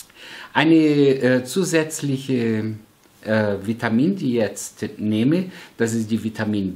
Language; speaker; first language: German; non-native, fluent; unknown